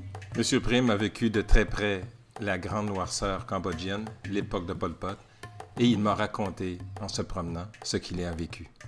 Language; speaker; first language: French; native; French